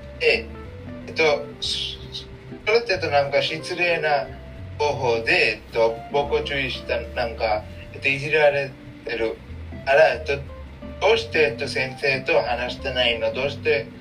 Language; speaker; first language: Japanese; non-native, learner; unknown